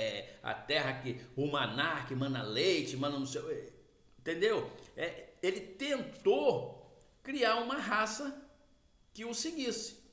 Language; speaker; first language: Portuguese; native; Portuguese